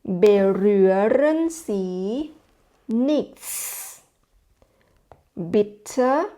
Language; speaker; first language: German; non-native, fluent; Thai